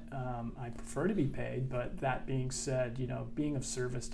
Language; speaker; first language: English; native; English